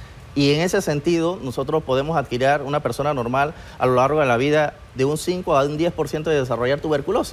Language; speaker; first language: Spanish; native; Spanish